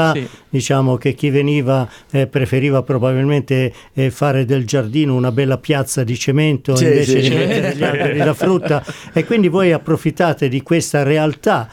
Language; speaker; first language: Italian; native; Italian